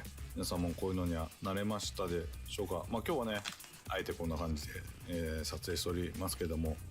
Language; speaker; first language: Japanese; native; Japanese